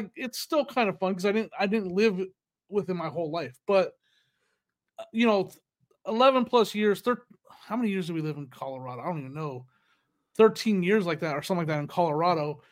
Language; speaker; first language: English; native; English